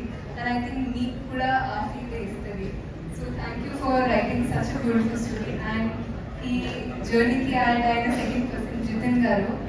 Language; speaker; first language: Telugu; non-native, fluent; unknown